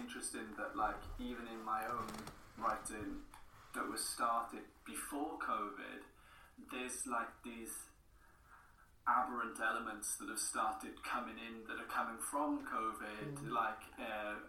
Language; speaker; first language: English; native; English